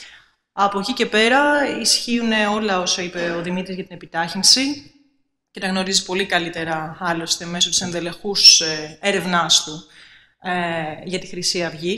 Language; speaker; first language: Greek; native; Greek